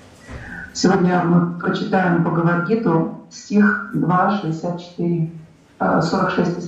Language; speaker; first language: Russian; native; Russian